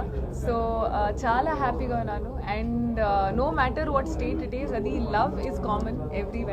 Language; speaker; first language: Telugu; non-native, learner; Hindi